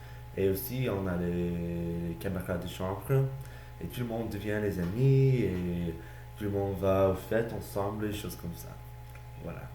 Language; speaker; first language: French; non-native, learner; English